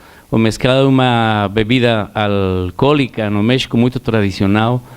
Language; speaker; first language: Portuguese; non-native, learner; Spanish